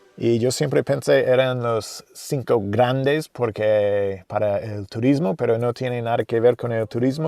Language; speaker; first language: Spanish; non-native, fluent; English